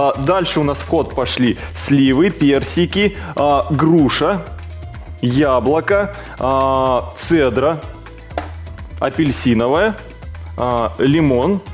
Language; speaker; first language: Russian; native; Russian